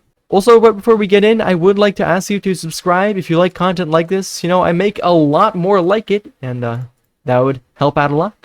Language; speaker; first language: English; non-native, fluent; Dutch